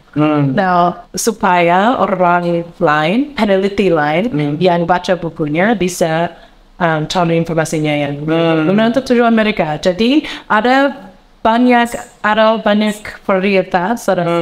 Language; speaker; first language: Indonesian; non-native, learner; English